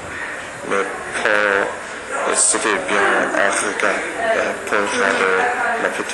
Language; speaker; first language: French; non-native, learner; English